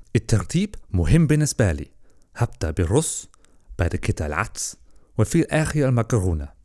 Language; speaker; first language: Egyptian Arabic; non-native, learner; German